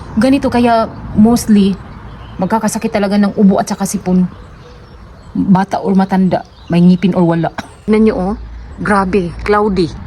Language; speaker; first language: Filipino; non-native, local second language; Cebuano